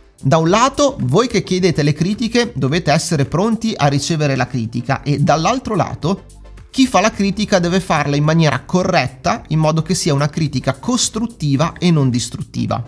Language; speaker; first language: Italian; native; Italian